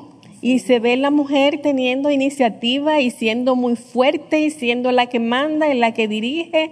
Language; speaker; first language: Spanish; native; Spanish